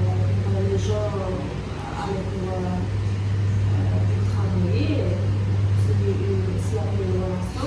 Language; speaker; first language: French; non-native, local second language; Arabic